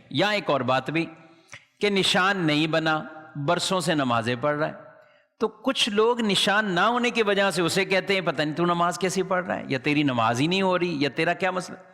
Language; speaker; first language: Urdu; native; Urdu